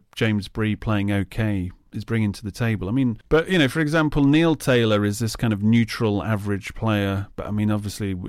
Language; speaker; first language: English; native; English